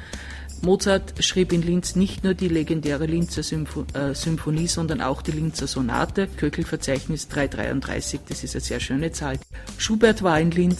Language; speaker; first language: German; native; German